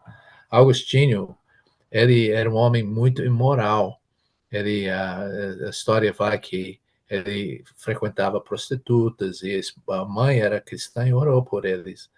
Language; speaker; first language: Portuguese; non-native, fluent; English